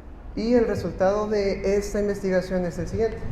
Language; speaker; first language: Spanish; native; Spanish